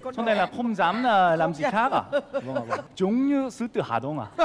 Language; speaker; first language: Vietnamese; non-native, fluent; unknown